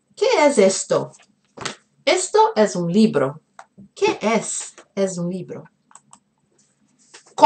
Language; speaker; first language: Spanish; non-native, fluent; Portuguese